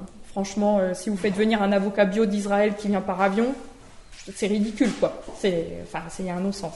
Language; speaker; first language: French; native; French